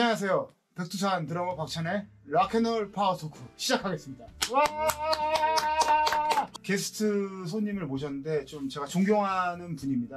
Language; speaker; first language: Korean; native; Korean